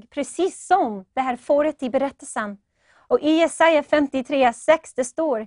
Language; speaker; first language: Swedish; non-native, fluent; English